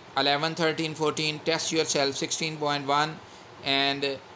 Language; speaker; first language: English; non-native, local second language; Urdu